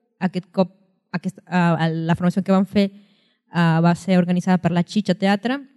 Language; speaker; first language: Catalan; non-native, fluent; Spanish